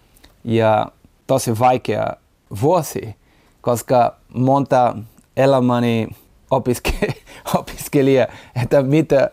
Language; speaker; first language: Finnish; non-native, learner; Portuguese